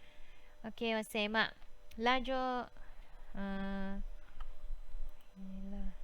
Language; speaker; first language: Malay; native; Malay